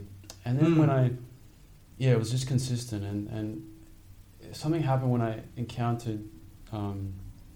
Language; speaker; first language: English; native; English